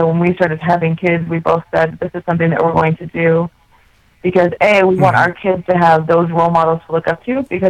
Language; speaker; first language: English; native; English